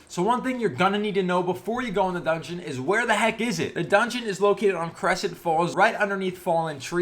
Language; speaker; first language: English; native; English